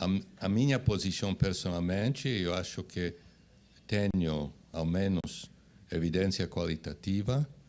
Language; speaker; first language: Portuguese; non-native, fluent; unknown